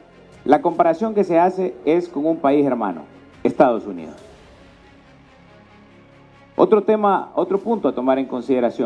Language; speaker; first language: Spanish; native; Spanish